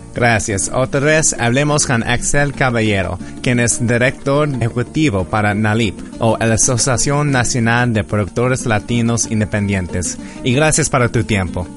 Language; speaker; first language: Spanish; early bilingual, heritage; English